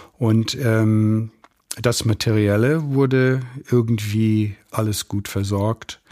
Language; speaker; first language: German; non-native, fluent; English